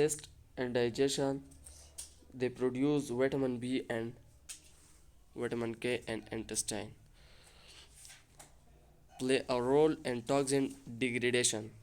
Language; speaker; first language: English; non-native, local second language; Urdu